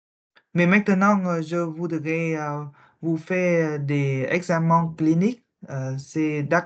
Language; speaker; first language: French; non-native, learner; Vietnamese